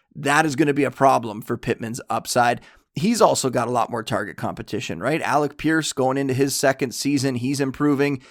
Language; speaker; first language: English; native; English